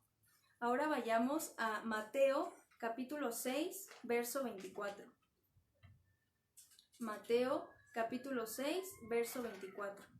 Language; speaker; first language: Spanish; native; Spanish